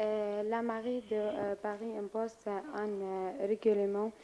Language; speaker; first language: French; non-native, learner; Arabic